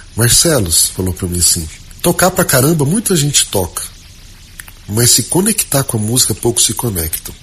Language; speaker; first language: Portuguese; native; Portuguese